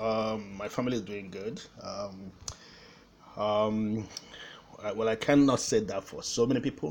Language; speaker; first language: English; non-native, local second language; Igbo